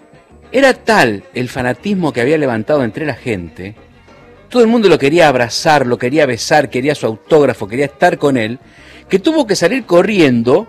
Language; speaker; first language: Spanish; native; Spanish